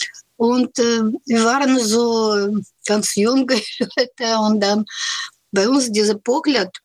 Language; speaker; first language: German; non-native, learner; Russian